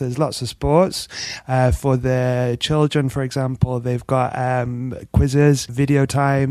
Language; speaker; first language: English; native; English